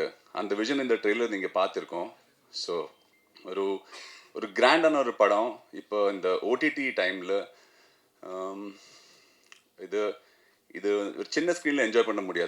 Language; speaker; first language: Tamil; non-native, fluent; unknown